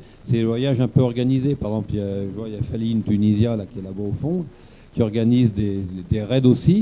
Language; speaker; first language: French; native; French